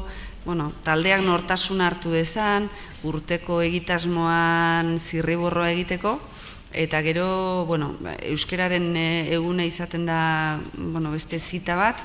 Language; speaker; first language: Basque; native; Basque